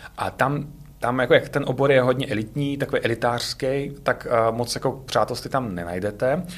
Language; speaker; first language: Czech; non-native, fluent; Russian